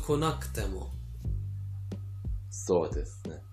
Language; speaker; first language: Japanese; non-native, fluent; Persian